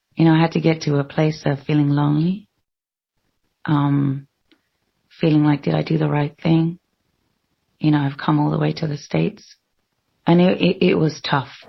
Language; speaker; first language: English; native; English